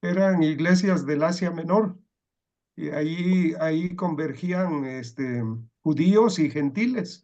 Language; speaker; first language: Spanish; native; Spanish